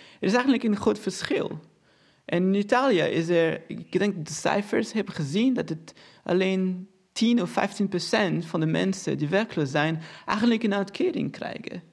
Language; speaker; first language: Dutch; non-native, fluent; Portuguese